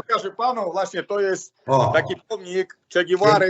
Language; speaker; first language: Polish; non-native, learner; Russian